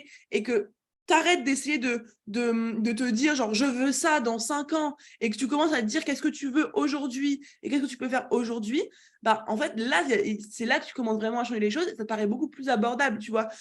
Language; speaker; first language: French; native; French